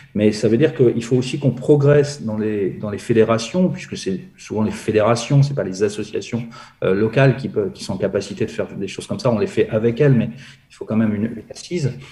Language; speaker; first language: French; native; French